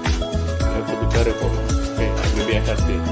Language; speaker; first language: English; non-native, learner; Indonesian